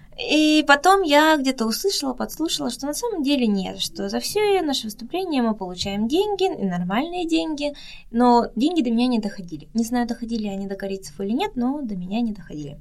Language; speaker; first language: Russian; native; Russian